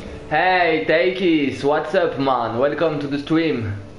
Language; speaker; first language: English; non-native, learner; French